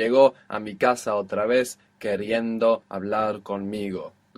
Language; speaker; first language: Spanish; non-native, fluent; English